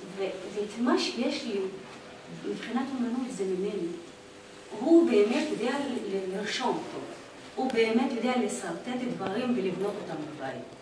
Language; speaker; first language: Hebrew; non-native, local second language; Arabic